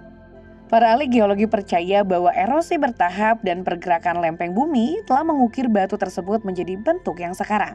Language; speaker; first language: Indonesian; native; Indonesian